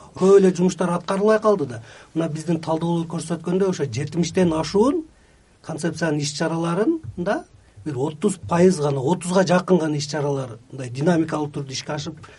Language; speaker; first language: Kyrgyz; native; Kyrgyz